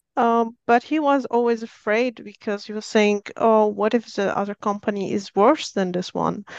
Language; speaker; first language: English; non-native, fluent; Arabic